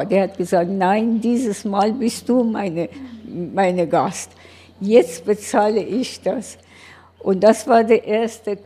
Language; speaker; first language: German; non-native, learner; Persian